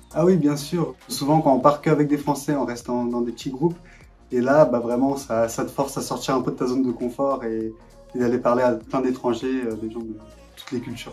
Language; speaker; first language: French; non-native, fluent; Portuguese